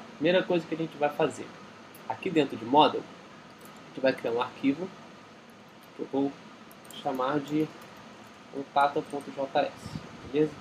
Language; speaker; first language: Portuguese; native; Portuguese